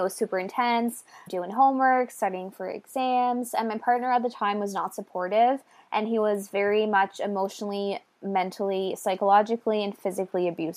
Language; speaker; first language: English; native; English